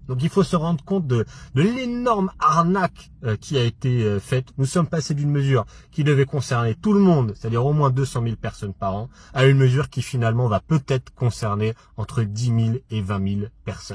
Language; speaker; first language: French; native; French